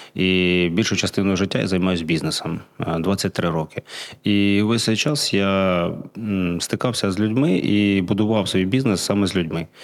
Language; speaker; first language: Ukrainian; non-native, local second language; Russian